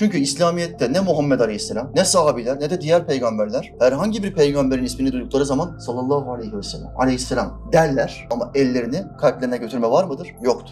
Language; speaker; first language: Turkish; native; Turkish